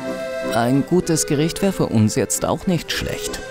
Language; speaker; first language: German; native; German